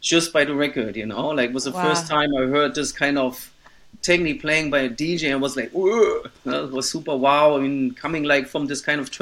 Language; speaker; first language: English; non-native, fluent; German